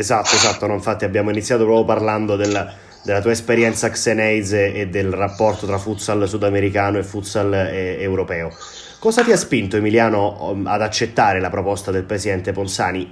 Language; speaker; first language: Italian; native; Italian